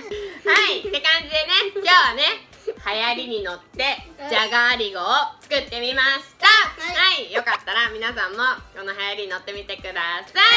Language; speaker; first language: Japanese; native; Japanese